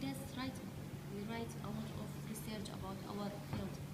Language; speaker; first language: English; non-native, learner; Kurdish